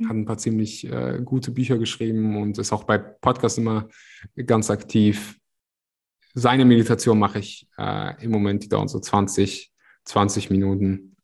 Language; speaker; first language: German; early bilingual, other home language; Russian